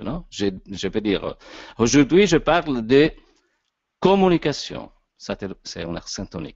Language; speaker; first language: French; non-native, learner; Italian